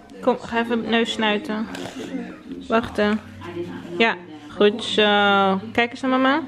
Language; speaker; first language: Dutch; native; Dutch